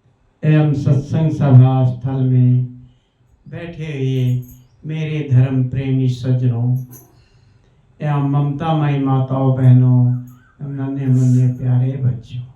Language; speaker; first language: Hindi; native; Hindi